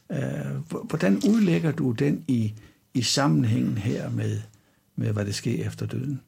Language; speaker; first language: Danish; native; Danish